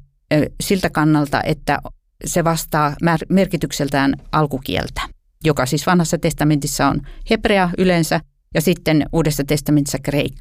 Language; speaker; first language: Finnish; native; Finnish